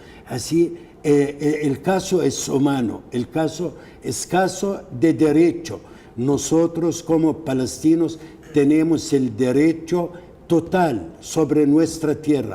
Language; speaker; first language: Spanish; non-native, fluent; Arabic